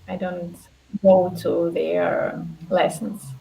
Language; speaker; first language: English; non-native, learner; Russian